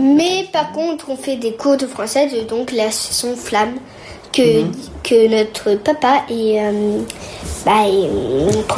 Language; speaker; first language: French; early bilingual, heritage; French